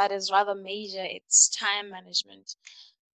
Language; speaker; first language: English; non-native, local second language; Southern Sotho